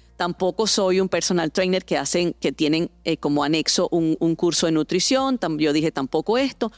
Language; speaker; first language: Spanish; native; Spanish